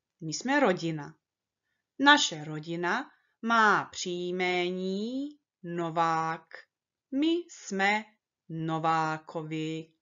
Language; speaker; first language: Czech; early bilingual, heritage; Czech